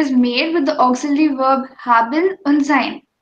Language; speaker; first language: German; non-native, fluent; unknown